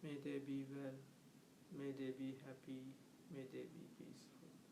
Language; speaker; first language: English; non-native, local second language; Sinhala